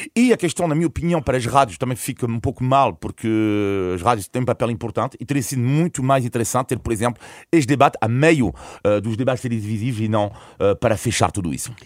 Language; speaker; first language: Portuguese; non-native, fluent; French